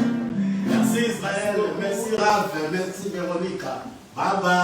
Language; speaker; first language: French; non-native, local second language; Lingala